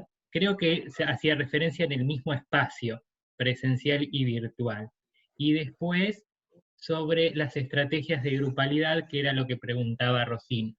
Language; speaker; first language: Spanish; native; Spanish